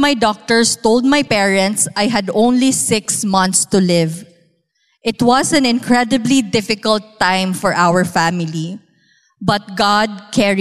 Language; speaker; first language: English; non-native, local second language; Cebuano